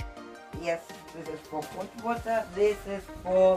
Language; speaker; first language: English; non-native, learner; Russian